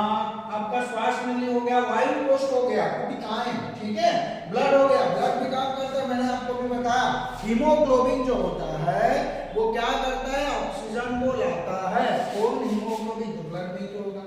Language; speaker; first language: Hindi; non-native, local second language; Chhattisgarhi